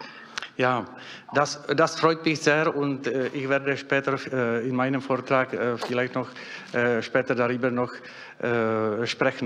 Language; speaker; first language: German; non-native, fluent; Czech